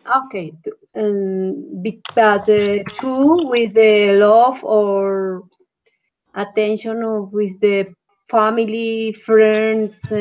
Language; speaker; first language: English; non-native, learner; Spanish